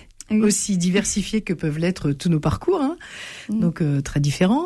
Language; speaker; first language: French; native; French